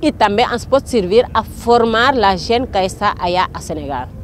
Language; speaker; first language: Spanish; non-native, local second language; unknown